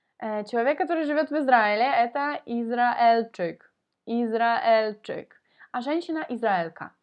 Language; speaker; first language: Polish; non-native, fluent; Russian